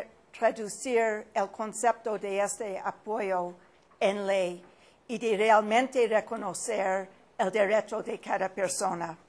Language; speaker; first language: Spanish; non-native, fluent; English